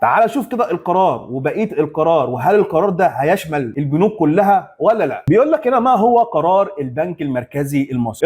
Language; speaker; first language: Arabic; native; Arabic